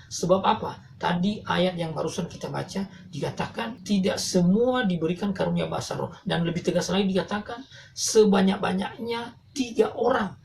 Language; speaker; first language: Indonesian; non-native, local second language; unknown